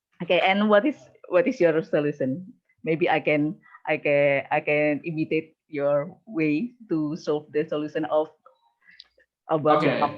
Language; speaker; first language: English; non-native, fluent; Indonesian